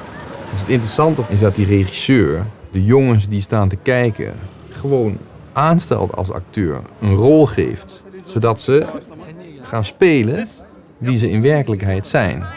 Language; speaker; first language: Dutch; native; Dutch